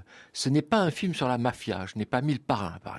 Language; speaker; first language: French; native; French